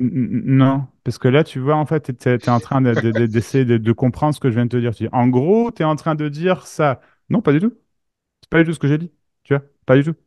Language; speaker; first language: French; native; French